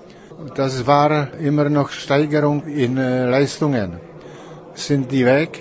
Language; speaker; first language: German; non-native, learner; Czech